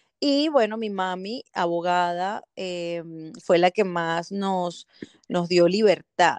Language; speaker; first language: Spanish; native; Spanish